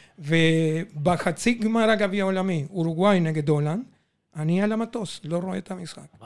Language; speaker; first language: Hebrew; non-native, fluent; Spanish